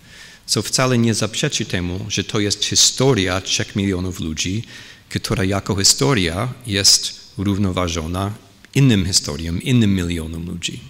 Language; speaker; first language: Polish; non-native, fluent; English